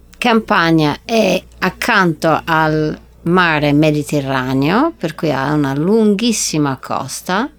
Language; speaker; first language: Italian; non-native, fluent; English